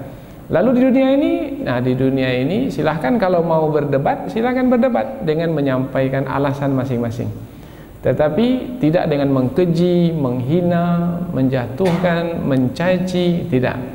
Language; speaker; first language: Malay; native; Malay